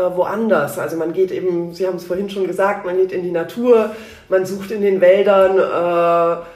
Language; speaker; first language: German; native; German